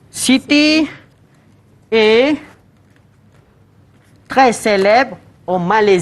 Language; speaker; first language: French; non-native, fluent; Malay